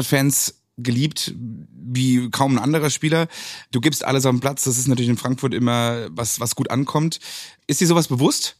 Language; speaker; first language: German; native; German